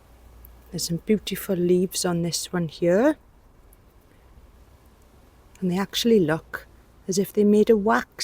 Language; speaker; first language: English; native; English